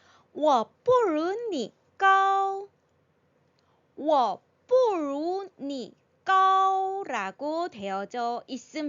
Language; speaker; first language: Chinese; non-native, fluent; Korean